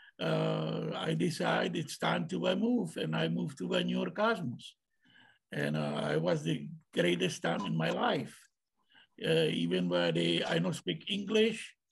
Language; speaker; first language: English; non-native, learner; Czech